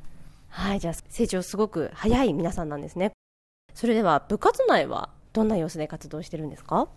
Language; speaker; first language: Japanese; native; Japanese